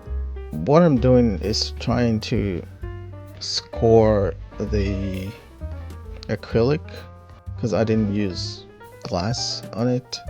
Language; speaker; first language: English; native; English